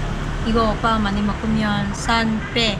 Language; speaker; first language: Korean; non-native, learner; Vietnamese